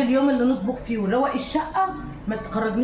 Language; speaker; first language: Arabic; native; Arabic